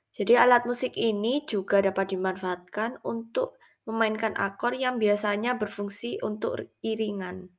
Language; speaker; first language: Indonesian; native; Indonesian